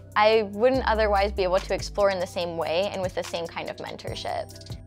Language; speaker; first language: English; native; English